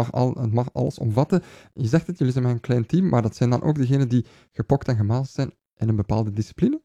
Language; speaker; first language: Dutch; native; Dutch